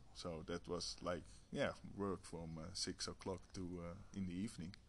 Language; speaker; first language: English; non-native, fluent; Dutch